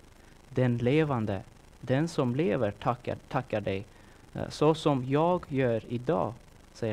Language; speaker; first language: Swedish; non-native, fluent; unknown